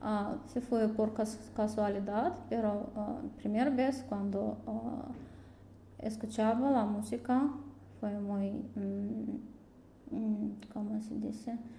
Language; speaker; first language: Spanish; non-native, learner; Russian